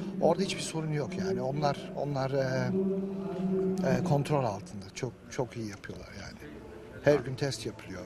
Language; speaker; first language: Turkish; early bilingual, heritage; Turkish